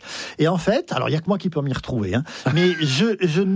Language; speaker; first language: French; native; French